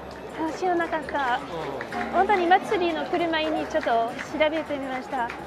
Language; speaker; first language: Japanese; non-native, fluent; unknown